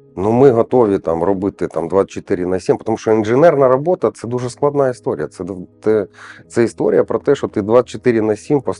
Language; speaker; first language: Ukrainian; non-native, local second language; Russian